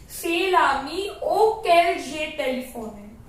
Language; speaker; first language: French; non-native, fluent; Hindi